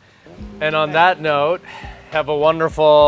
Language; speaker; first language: English; native; English